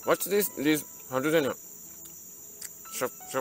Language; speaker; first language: English; non-native, learner; Japanese